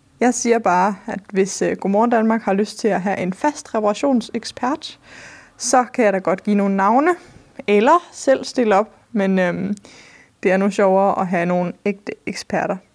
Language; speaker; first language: Danish; native; Danish